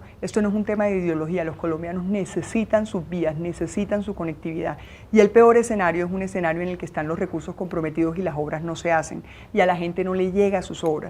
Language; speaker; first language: Spanish; native; Spanish